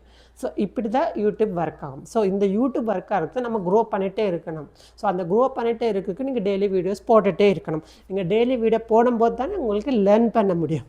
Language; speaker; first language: Tamil; non-native, local second language; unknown